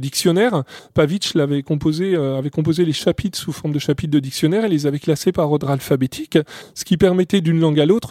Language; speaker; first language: French; native; French